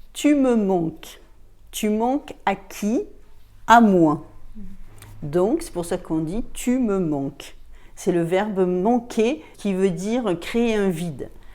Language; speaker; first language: French; native; French